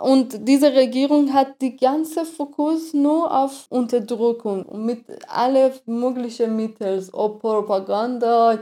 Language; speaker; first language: German; non-native, fluent; Persian